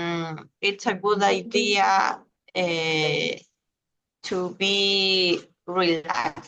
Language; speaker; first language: English; non-native, learner; Spanish